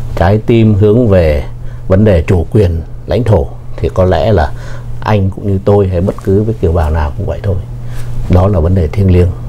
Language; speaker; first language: Vietnamese; native; Vietnamese